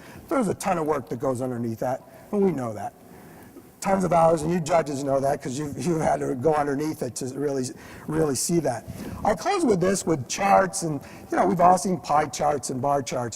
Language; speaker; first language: English; native; English